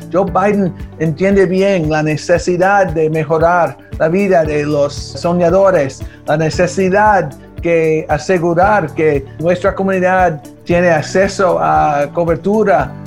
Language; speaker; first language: Spanish; early bilingual, heritage; Spanish